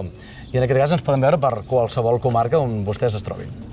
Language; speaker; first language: Catalan; native; Catalan